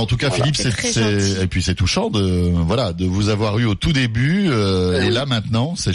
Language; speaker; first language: French; native; French